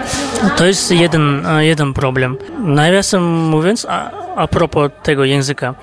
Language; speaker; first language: Polish; non-native, fluent; Kazakh